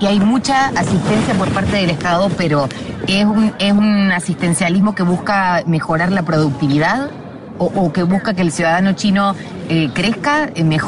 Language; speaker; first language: Spanish; native; Spanish